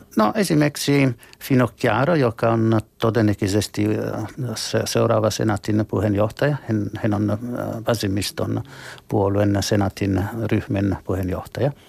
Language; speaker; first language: Finnish; non-native, fluent; Italian